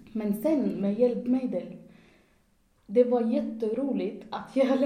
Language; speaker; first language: Swedish; non-native, learner; Arabic